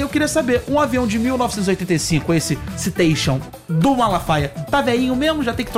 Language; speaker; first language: Portuguese; native; Portuguese